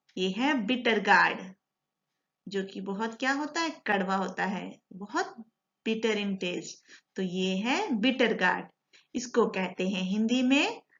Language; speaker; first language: Hindi; non-native, local second language; Telugu